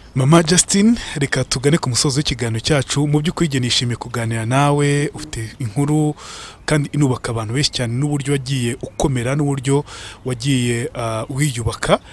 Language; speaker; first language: Kinyarwanda; native; Kinyarwanda